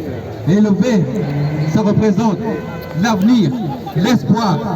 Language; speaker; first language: French; non-native, fluent; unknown